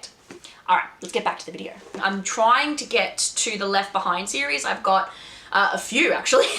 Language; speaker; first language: English; native; English